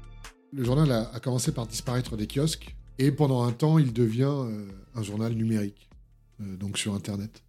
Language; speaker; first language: French; native; French